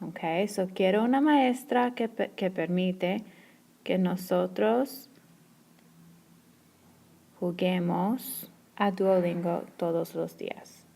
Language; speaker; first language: Spanish; non-native, fluent; English